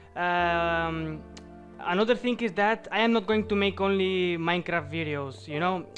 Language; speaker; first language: English; non-native, learner; Bulgarian